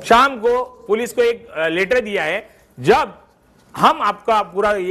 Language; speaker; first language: Hindi; non-native, local second language; Marathi